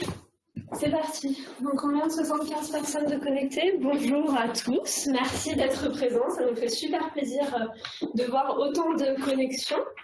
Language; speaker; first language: French; native; French